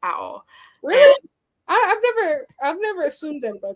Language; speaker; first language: English; native; English